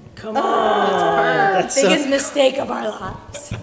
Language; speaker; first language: English; native; English